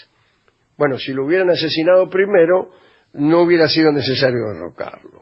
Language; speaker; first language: Spanish; native; Spanish